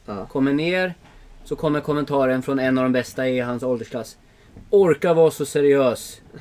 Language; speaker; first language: Swedish; native; Swedish